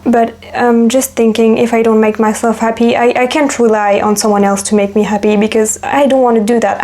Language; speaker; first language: English; non-native, fluent; French